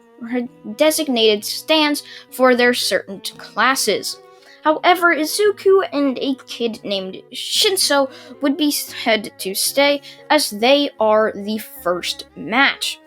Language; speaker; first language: English; native; English